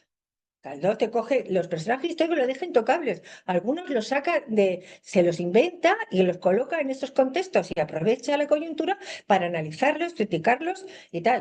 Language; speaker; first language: Spanish; native; Spanish